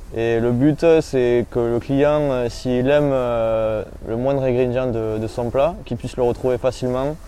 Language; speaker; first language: French; native; French